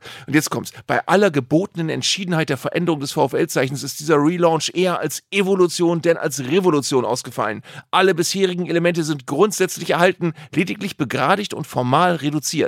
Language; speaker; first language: German; native; German